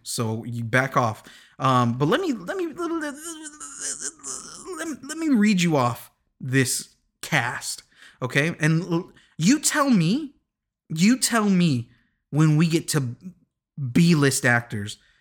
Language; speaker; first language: English; early bilingual, other home language; Spanish